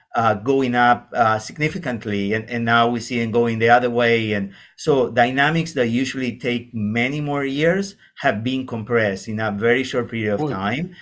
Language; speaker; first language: English; non-native, fluent; Spanish